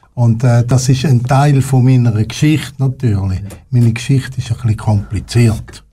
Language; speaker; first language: German; non-native, local second language; French